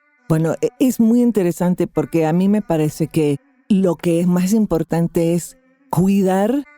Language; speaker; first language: Spanish; non-native, fluent; English